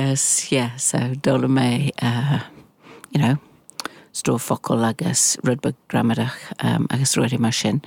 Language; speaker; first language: Irish; non-native, learner; English